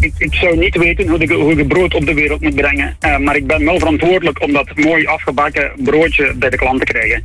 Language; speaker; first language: Dutch; native; Dutch